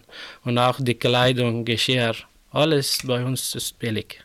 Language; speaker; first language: German; non-native, learner; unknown